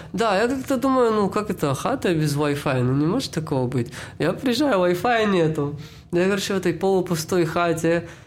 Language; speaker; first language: Russian; early bilingual, heritage; Russian